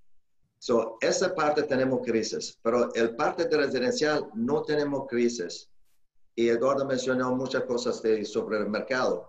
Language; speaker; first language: Spanish; non-native, learner; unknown